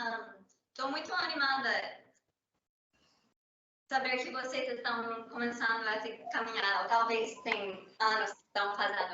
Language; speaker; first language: Portuguese; early bilingual, heritage; English